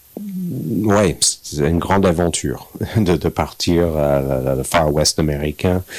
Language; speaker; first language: French; non-native, fluent; English